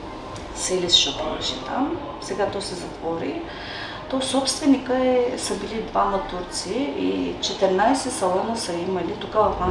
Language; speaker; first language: Bulgarian; non-native, local second language; Turkish